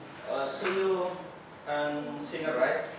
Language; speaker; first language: English; non-native, learner; Indonesian